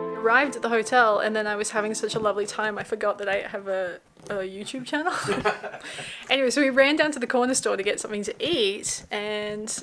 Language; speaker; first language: English; native; English